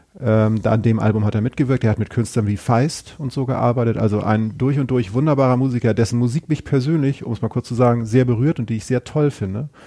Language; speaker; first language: German; native; German